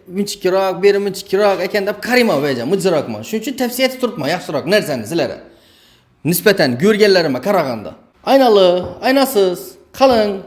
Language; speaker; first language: Uzbek; native; Uzbek